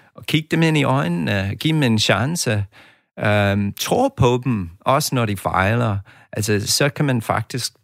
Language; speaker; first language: Danish; non-native, fluent; English